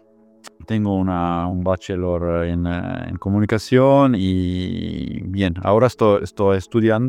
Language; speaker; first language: Spanish; non-native, fluent; Italian